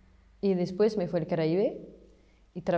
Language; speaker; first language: Spanish; non-native, fluent; French